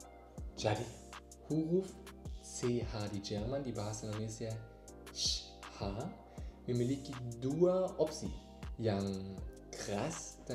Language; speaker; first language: Indonesian; non-native, learner; German